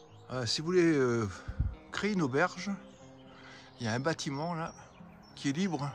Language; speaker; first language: French; native; French